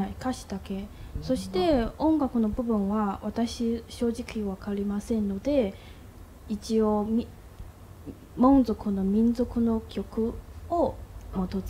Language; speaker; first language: Japanese; non-native, learner; Chinese